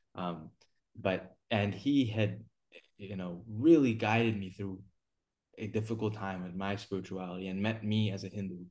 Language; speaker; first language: English; native; English